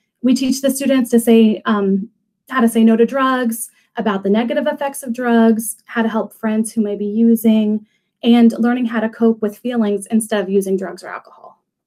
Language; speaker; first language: English; native; English